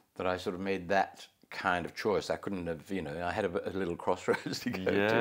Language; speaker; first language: English; native; English